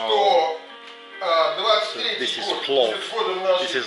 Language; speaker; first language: Russian; native; Russian